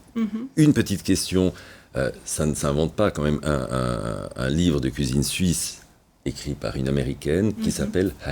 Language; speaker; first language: French; native; French